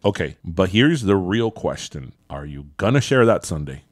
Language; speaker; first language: English; early bilingual, other home language; Spanish